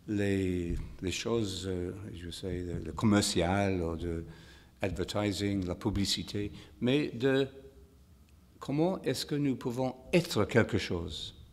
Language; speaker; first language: French; non-native, fluent; English